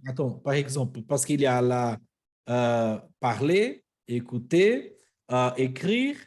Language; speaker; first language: French; non-native, learner; Portuguese